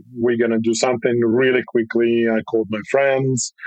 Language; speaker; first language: English; non-native, fluent; Russian